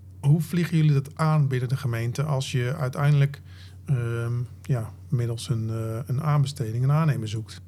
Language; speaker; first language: Dutch; native; Dutch